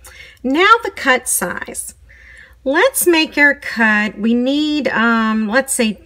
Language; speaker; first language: English; native; English